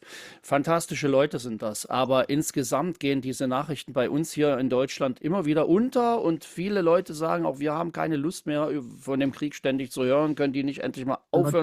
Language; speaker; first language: German; native; German